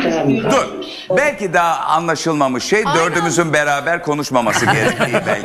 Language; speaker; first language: Turkish; native; Turkish